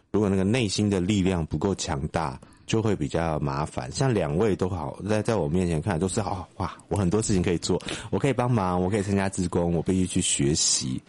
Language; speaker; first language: Chinese; native; Chinese